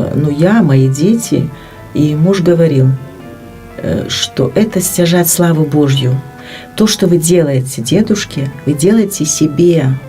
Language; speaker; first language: Russian; native; Russian